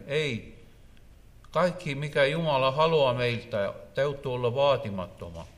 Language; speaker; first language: Finnish; non-native, learner; Russian